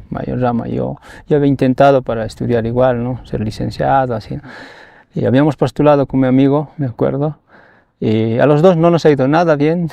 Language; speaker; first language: Spanish; non-native, local second language; Aymara